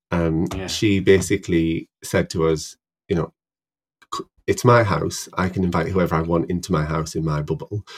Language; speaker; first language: English; native; English